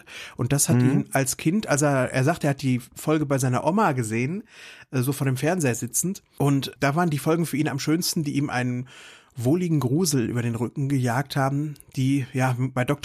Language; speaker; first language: German; native; German